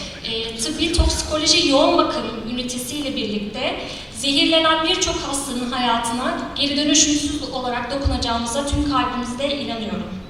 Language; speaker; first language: Turkish; native; Turkish